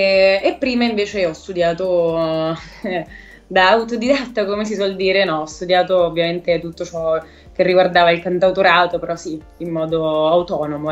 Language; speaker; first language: Italian; native; Italian